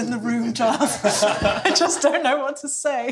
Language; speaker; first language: English; native; English